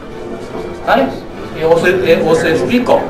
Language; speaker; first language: Spanish; non-native, learner; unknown